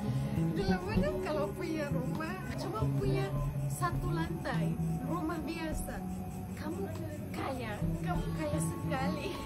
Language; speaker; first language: Indonesian; non-native, learner; Arabic